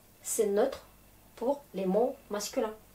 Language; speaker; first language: French; non-native, fluent; Russian